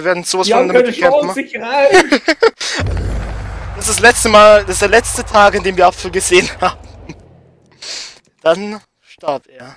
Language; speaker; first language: German; native; German